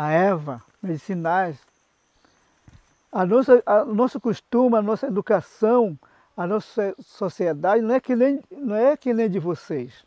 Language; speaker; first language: Portuguese; non-native, local second language; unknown